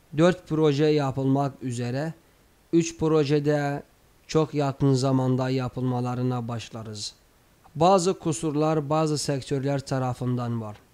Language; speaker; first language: Turkish; native; Turkish